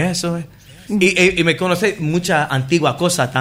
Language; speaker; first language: Spanish; non-native, learner; English